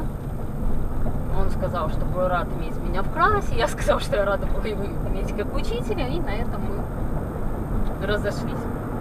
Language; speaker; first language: Russian; native; Russian